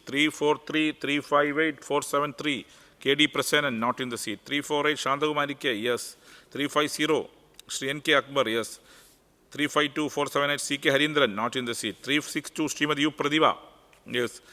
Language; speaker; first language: English; non-native, local second language; Malayalam